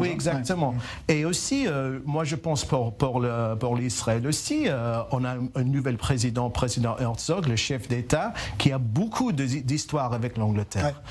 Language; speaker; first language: French; non-native, learner; English